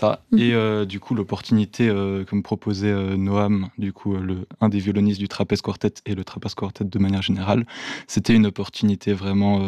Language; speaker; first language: French; native; French